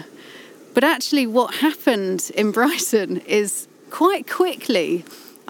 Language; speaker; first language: English; native; English